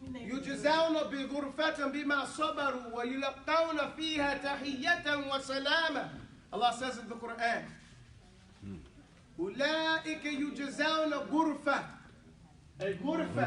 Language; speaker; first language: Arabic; non-native, fluent; English